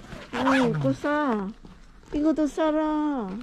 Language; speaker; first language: Korean; non-native, learner; Filipino